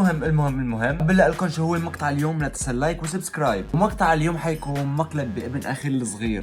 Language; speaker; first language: Arabic; native; Arabic